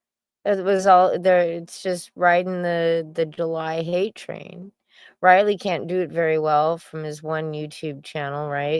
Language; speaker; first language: English; native; English